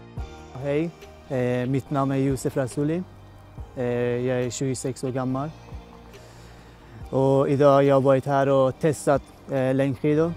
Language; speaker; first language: Swedish; non-native, local second language; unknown